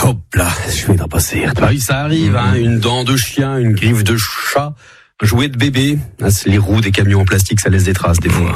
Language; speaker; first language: French; native; French